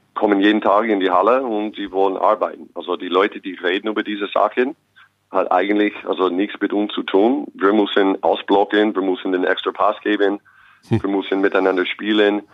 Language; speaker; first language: German; non-native, fluent; English